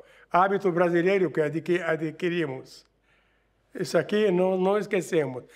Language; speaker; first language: Portuguese; non-native, fluent; Arabic